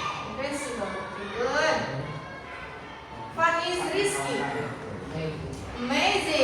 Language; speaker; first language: English; non-native, learner; Indonesian